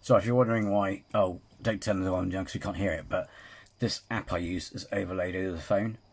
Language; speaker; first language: English; native; English